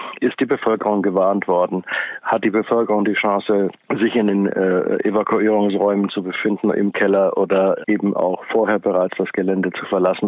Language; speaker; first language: German; native; German